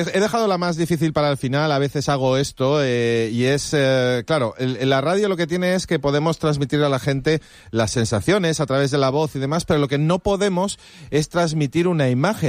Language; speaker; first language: Spanish; native; Spanish